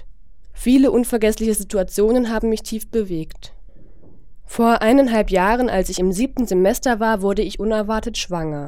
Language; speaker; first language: German; non-native, fluent; Chinese